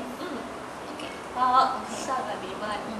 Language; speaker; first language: Chinese; non-native, learner; Japanese